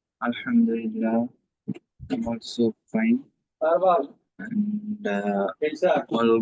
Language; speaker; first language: English; non-native, learner; Bangla